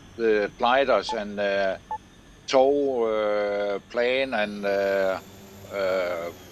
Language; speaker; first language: English; non-native, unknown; Danish